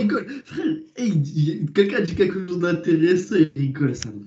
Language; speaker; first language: French; native; French